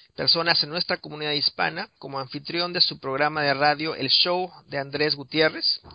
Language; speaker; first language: Spanish; native; Spanish